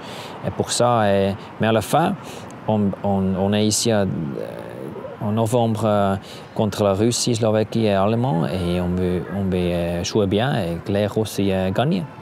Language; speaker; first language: French; non-native, learner; German